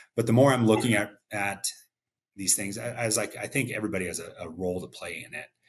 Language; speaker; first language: English; native; English